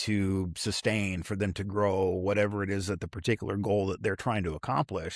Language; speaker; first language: English; native; English